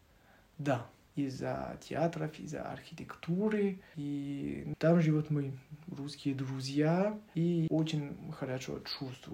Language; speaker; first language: Russian; non-native, learner; French